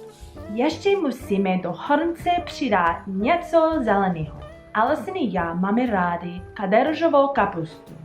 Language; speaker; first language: Czech; non-native, learner; English